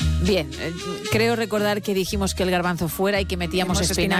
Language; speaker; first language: Spanish; native; Spanish